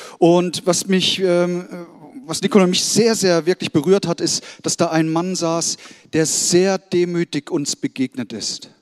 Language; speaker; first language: German; native; German